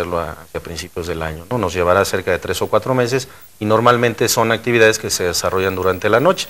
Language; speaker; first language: Spanish; native; Spanish